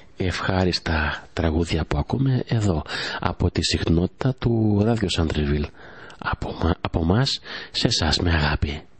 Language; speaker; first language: Greek; early bilingual, heritage; Greek